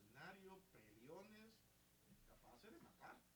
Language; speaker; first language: Spanish; native; Spanish